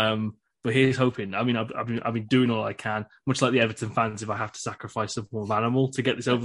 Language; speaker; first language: English; native; English